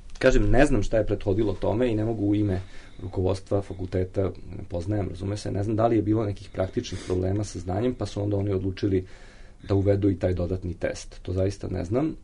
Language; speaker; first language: Serbian; native; Serbian